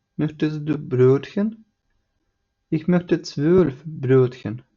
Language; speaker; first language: German; non-native, fluent; Ukrainian